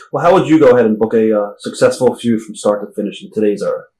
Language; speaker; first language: English; native; English